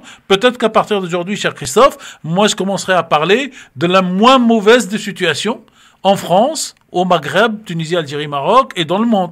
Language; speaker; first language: French; native; French